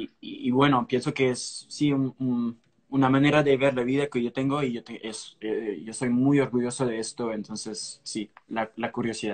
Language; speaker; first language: Spanish; non-native, fluent; French